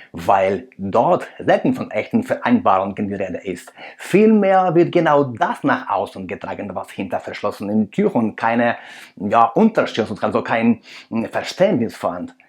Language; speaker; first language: German; non-native, fluent; Russian